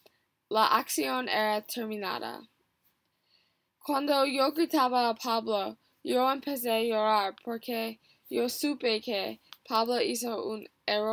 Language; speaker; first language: Spanish; non-native, learner; English